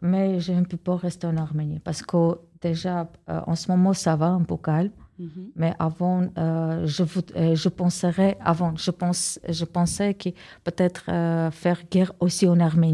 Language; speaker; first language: French; non-native, learner; Armenian